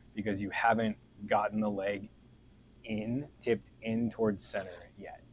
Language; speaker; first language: English; native; English